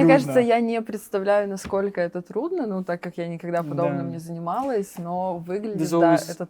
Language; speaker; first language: Russian; native; Russian